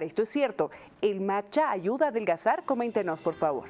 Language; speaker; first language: Spanish; native; Spanish